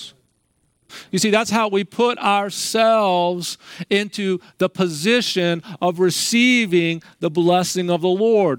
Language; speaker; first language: English; native; English